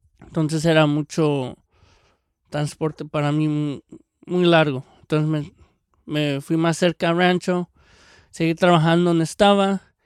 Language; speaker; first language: Spanish; early bilingual, heritage; Spanish